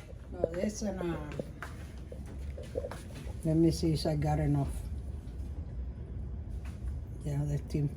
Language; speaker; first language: English; non-native, learner; Spanish